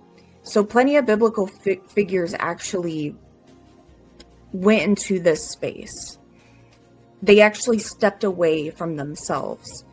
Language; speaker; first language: English; native; English